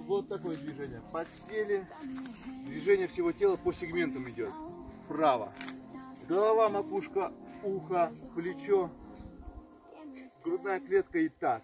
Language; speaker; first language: Russian; native; Russian